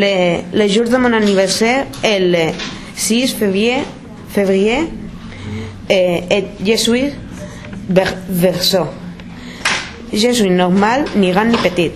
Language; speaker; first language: French; non-native, learner; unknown